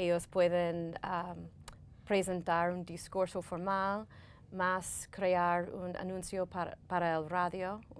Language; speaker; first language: Spanish; non-native, fluent; English